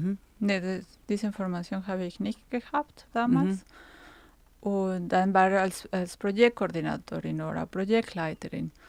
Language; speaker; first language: German; non-native, fluent; Spanish